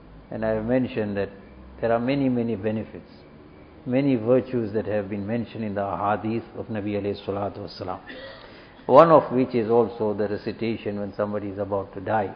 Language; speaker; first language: English; native; English